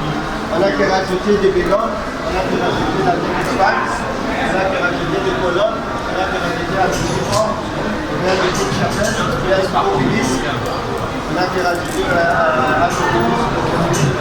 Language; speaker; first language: French; non-native, fluent; Arabic